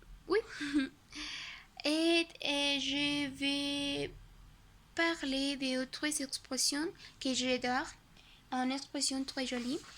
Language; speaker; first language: French; non-native, learner; Spanish